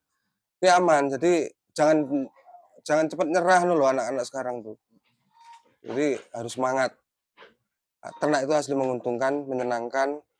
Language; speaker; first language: Indonesian; non-native, local second language; Javanese